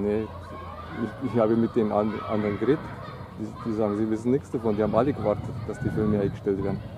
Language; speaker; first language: German; native; German